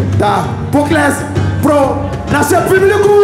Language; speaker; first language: Czech; non-native, learner; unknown